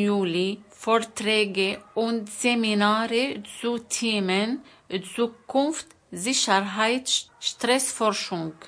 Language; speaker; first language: German; non-native, fluent; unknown